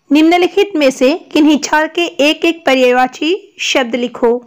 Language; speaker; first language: Hindi; non-native, local second language; Assamese